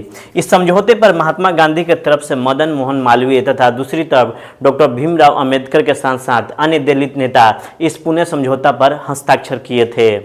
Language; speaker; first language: Hindi; native; Hindi